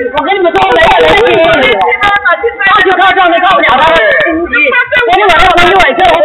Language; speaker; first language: Chinese; native; Chinese